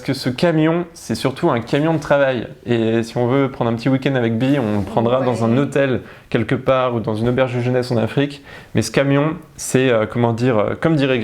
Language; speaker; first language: French; native; French